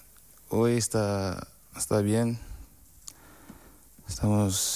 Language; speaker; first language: Spanish; non-native, learner; Portuguese